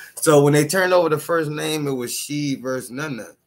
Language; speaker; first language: English; native; English